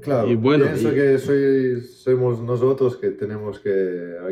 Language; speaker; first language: Spanish; non-native, fluent; Italian